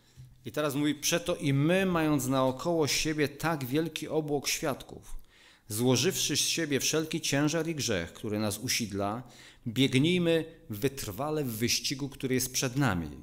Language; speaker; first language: Polish; native; Polish